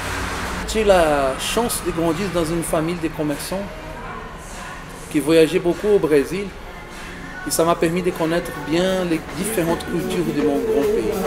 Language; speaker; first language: French; non-native, fluent; Portuguese